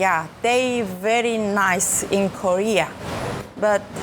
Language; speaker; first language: English; non-native, learner; Korean